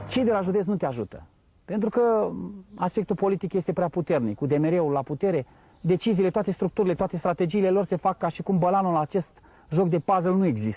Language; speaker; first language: Romanian; native; Romanian